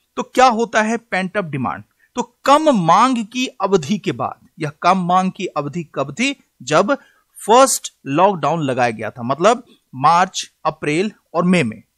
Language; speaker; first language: Hindi; native; Hindi